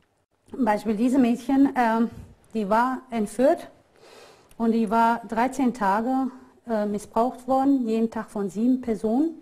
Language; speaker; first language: German; non-native, fluent; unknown